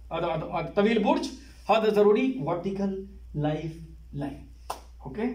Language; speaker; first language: Arabic; non-native, learner; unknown